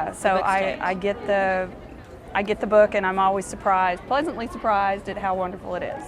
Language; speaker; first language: English; native; English